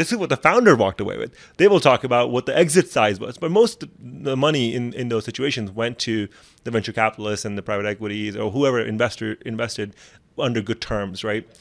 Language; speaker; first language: English; non-native, local second language; Urdu